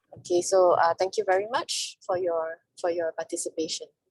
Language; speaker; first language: English; non-native, local second language; Malay